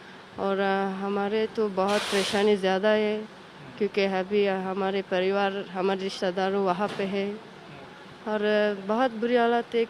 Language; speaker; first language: Hindi; non-native, learner; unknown